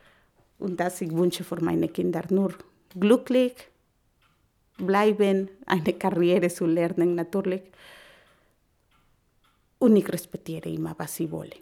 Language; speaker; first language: German; non-native, learner; Spanish